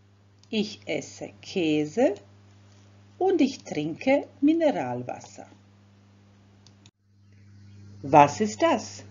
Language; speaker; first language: German; non-native, fluent; Croatian